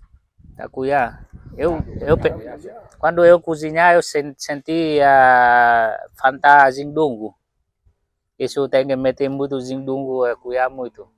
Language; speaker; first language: Portuguese; non-native, learner; Vietnamese